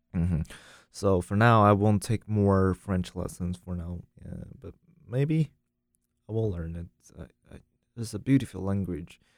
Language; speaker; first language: English; non-native, learner; Chinese